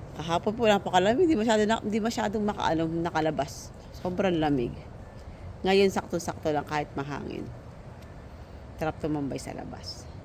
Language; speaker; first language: Filipino; native; Filipino